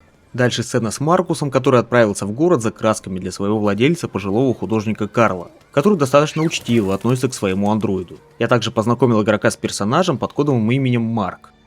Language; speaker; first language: Russian; native; Russian